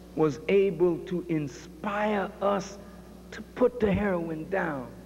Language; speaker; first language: English; native; English